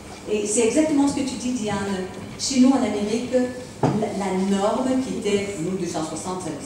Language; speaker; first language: French; native; French